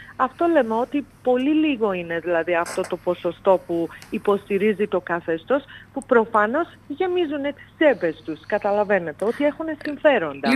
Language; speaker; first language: Greek; non-native, fluent; Persian